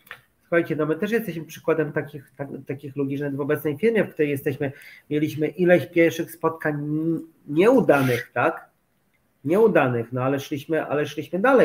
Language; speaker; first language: Polish; native; Polish